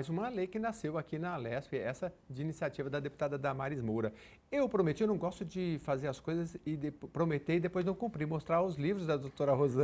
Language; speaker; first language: Portuguese; native; Portuguese